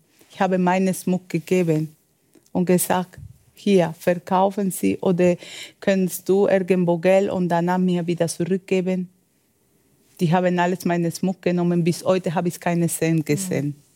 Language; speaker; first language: German; non-native, fluent; Spanish